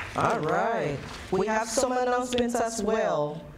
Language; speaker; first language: English; native; English